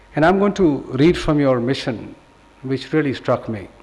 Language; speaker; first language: English; non-native, local second language; Punjabi